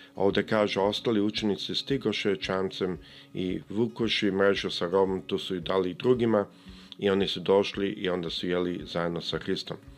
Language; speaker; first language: Serbian; early bilingual, heritage; Serbian